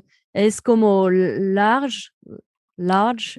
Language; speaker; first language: Spanish; non-native, fluent; French